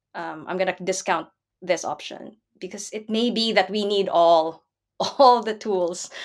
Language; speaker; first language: English; non-native, local second language; Filipino